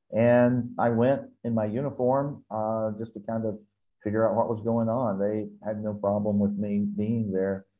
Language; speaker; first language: English; native; English